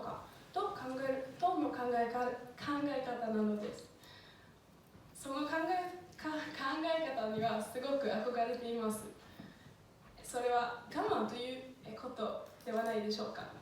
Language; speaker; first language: Japanese; non-native, fluent; Swedish